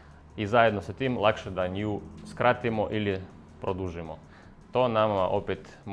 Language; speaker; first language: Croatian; non-native, fluent; Russian